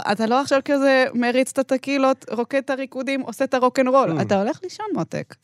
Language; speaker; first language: Hebrew; native; Hebrew